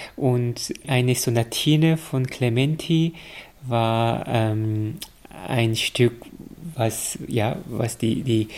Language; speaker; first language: German; non-native, fluent; Korean